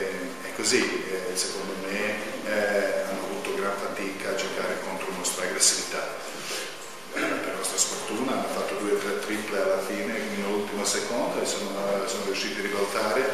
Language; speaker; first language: Italian; non-native, fluent; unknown